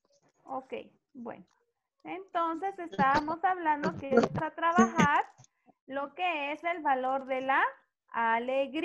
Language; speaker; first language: Spanish; native; Spanish